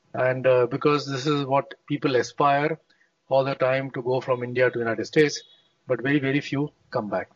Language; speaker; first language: English; non-native, local second language; Hindi